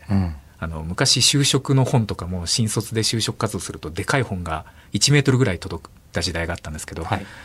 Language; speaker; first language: Japanese; native; Japanese